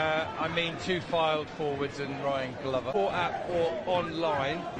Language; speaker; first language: English; native; English